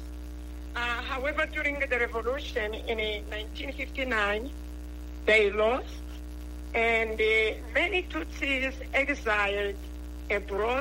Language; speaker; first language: English; non-native, local second language; Kinyarwanda